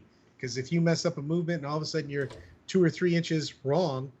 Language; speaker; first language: English; native; English